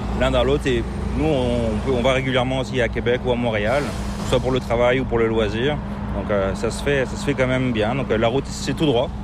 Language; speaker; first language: French; native; French